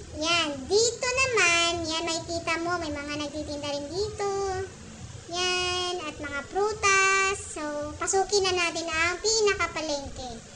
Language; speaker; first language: Filipino; native; Filipino